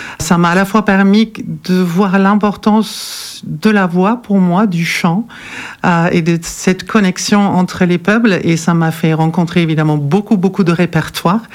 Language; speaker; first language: French; non-native, fluent; German